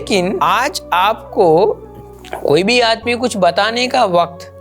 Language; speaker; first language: Hindi; non-native, local second language; Sinhala